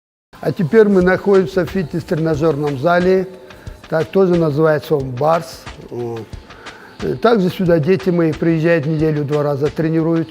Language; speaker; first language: Russian; non-native, local second language; Kyrgyz